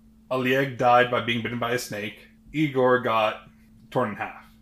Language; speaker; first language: English; native; English